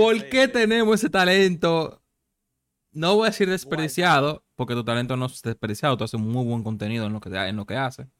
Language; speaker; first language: Spanish; native; Spanish